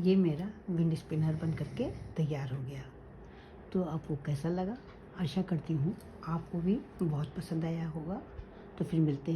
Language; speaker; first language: Hindi; native; Hindi